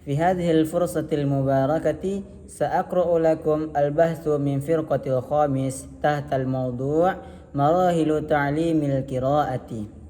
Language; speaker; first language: Arabic; non-native, learner; Indonesian